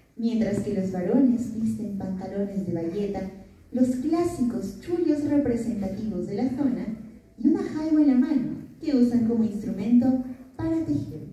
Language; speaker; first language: Spanish; native; Spanish